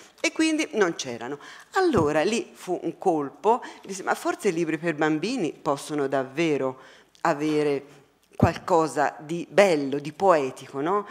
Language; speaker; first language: Italian; native; Italian